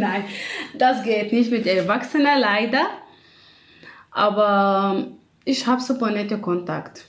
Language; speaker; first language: German; non-native, learner; Kurdish